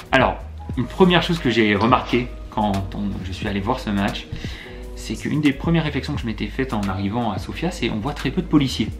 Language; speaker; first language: French; native; French